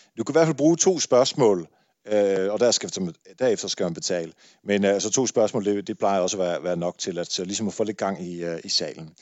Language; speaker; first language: Danish; early bilingual, other home language; Dutch